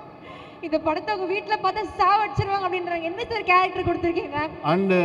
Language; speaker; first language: Tamil; native; Tamil